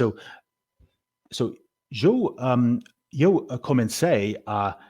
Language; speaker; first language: Portuguese; non-native, learner; English